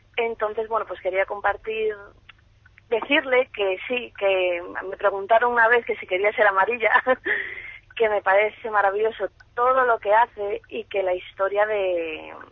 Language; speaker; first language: Spanish; native; Spanish